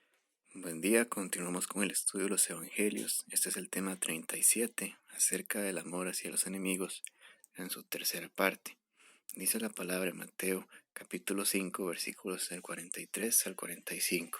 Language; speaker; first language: Spanish; native; Spanish